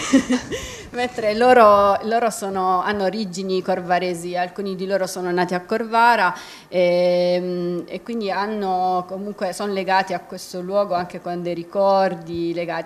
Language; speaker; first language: Italian; native; Italian